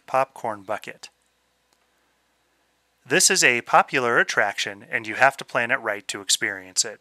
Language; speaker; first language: English; native; English